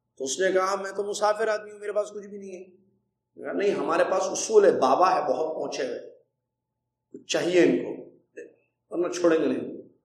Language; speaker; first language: Urdu; native; Urdu